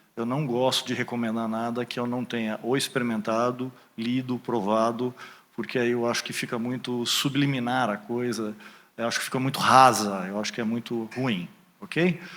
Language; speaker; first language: Portuguese; early bilingual, other home language; German